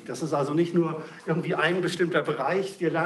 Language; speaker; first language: German; native; German